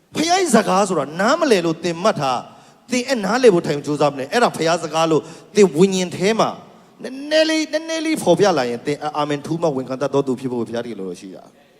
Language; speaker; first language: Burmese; non-native, local second language; Kachin